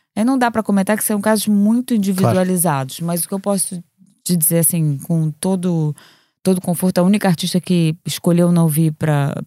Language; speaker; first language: Portuguese; native; Portuguese